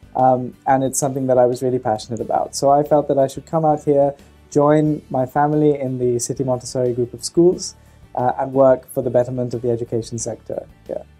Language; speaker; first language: English; native; English